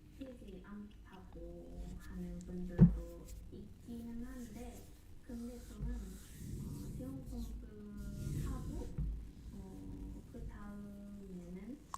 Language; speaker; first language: Korean; non-native, fluent; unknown